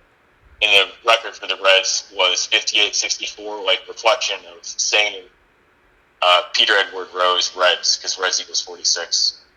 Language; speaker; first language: English; native; English